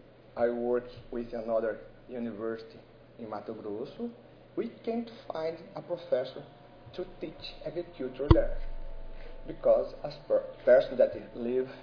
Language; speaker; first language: English; non-native, learner; Portuguese